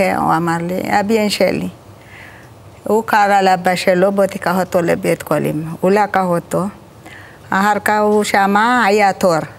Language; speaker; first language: Hebrew; non-native, learner; Amharic